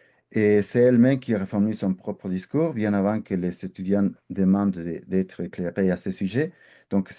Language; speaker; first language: French; non-native, fluent; Spanish